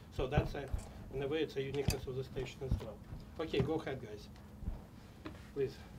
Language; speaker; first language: English; non-native, fluent; Russian